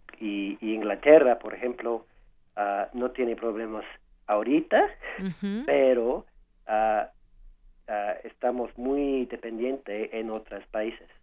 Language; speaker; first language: Spanish; non-native, learner; English